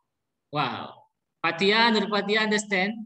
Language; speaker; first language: English; non-native, learner; Indonesian